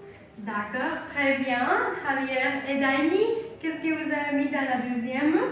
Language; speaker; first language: French; non-native, fluent; Spanish